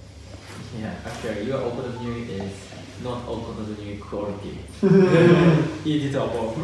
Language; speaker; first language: English; non-native, learner; Japanese